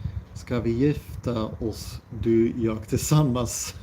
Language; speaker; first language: Swedish; non-native, fluent; Dutch